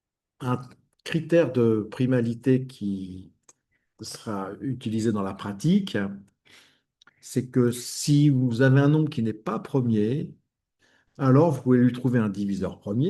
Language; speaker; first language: French; native; French